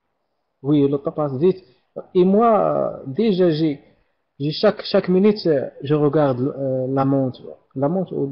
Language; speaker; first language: French; non-native, learner; Arabic